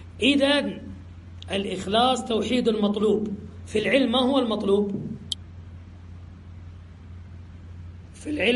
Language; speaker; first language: Arabic; native; Arabic